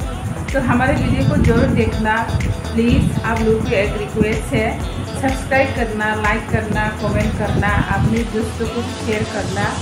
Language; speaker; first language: Hindi; non-native, local second language; Bangla